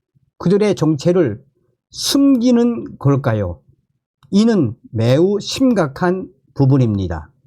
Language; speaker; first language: Korean; native; Korean